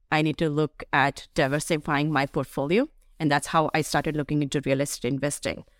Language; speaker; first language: English; non-native, local second language; Hindi